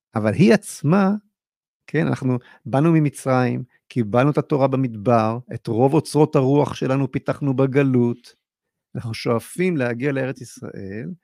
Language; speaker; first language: Hebrew; native; Hebrew